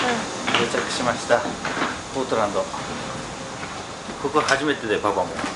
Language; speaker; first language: Japanese; native; Japanese